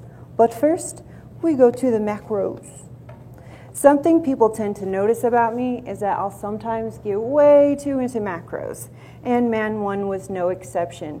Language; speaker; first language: English; native; English